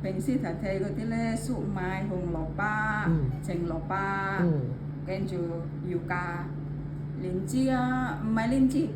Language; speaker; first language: Cantonese; non-native, learner; Indonesian